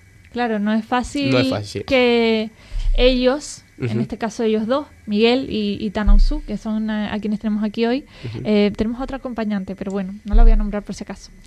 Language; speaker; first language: Spanish; native; Spanish